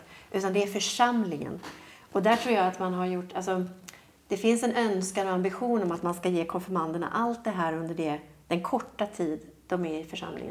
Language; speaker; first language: Swedish; native; Swedish